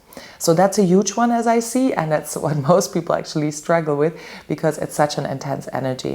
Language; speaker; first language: English; non-native, fluent; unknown